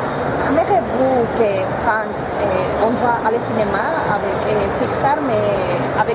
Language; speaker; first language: French; non-native, learner; Spanish